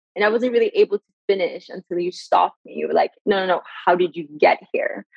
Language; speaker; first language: English; early bilingual, other home language; Persian